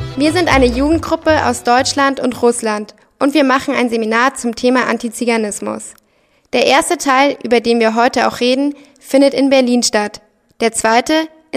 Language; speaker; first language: German; native; German